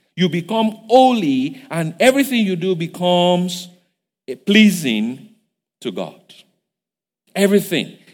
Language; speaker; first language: English; non-native, local second language; Yoruba